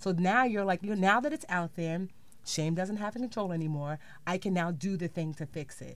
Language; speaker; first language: English; native; English